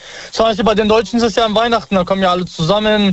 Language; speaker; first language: German; early bilingual, other home language; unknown